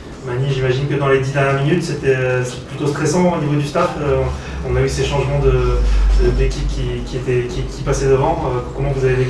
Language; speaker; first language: French; native; French